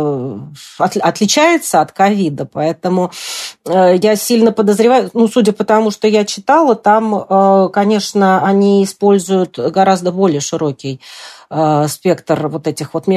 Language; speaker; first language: Russian; native; Russian